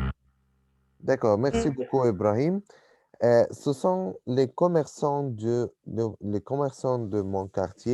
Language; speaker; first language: French; non-native, fluent; Arabic